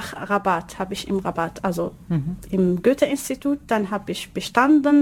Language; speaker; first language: German; non-native, learner; Arabic